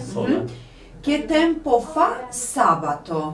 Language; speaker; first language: Italian; non-native, fluent; Polish